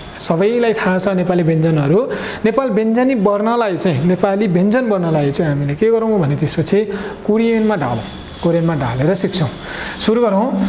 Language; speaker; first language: Nepali; non-native, local second language; Eastern Tamang